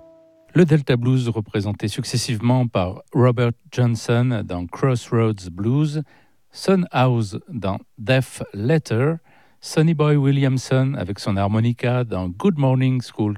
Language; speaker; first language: French; native; French